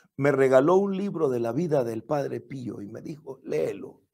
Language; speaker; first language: Spanish; native; Spanish